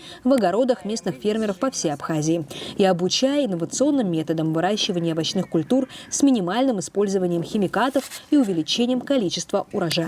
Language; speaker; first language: Russian; native; Russian